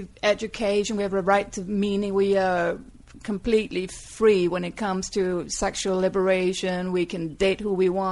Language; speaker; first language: English; non-native, fluent; Danish